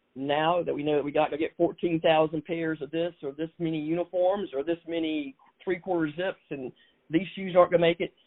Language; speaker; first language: English; native; English